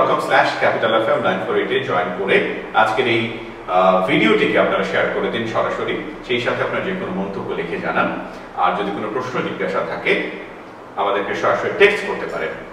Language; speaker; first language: Bangla; native; Bangla